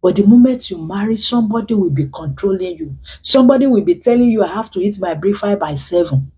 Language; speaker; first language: English; non-native, local second language; Yoruba